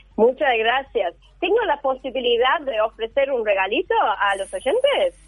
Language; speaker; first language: Spanish; non-native, fluent; English